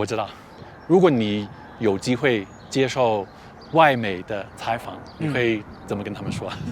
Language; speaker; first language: Chinese; non-native, fluent; English